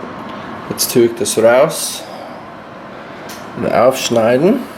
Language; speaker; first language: German; non-native, learner; English